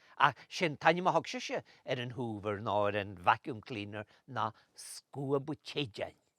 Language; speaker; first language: Irish; native; Irish